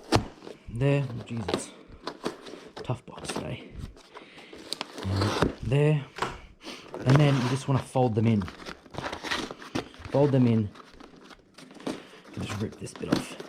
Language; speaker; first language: English; native; English